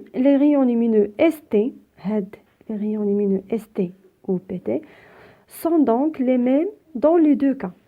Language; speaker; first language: French; non-native, local second language; Arabic